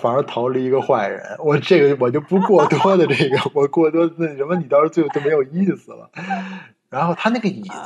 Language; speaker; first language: Chinese; native; Chinese